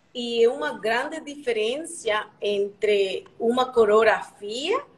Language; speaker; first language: Portuguese; non-native, learner; Spanish